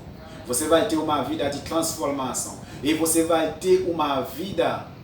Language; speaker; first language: Portuguese; non-native, fluent; French